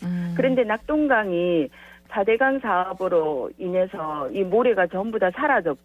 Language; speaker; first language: Korean; native; Korean